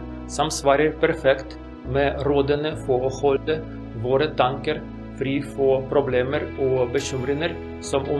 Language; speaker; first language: Norwegian; non-native, learner; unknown